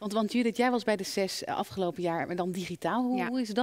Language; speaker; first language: Dutch; native; Dutch